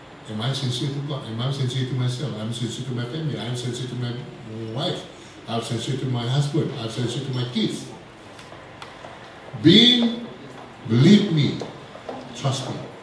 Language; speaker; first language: English; non-native, local second language; Malay